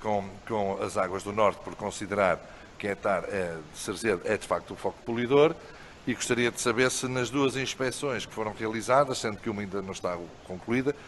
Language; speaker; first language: Portuguese; native; Portuguese